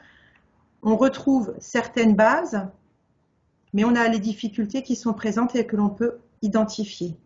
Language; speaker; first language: French; native; French